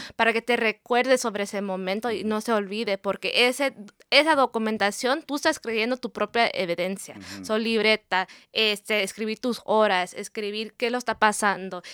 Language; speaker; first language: Spanish; early bilingual, heritage; Spanish